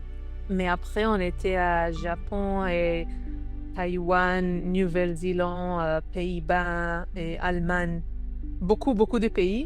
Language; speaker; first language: French; non-native, learner; Hebrew